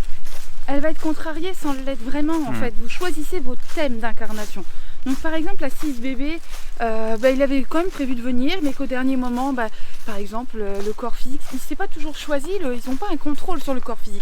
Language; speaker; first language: French; native; French